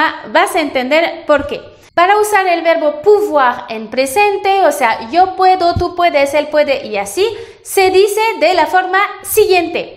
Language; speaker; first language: Spanish; non-native, fluent; French